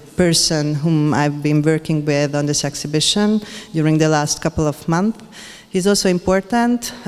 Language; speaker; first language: English; non-native, fluent; Hungarian